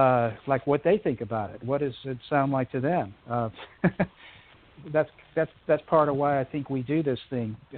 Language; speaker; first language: English; native; English